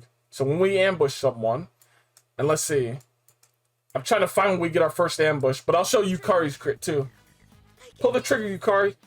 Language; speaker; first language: English; native; English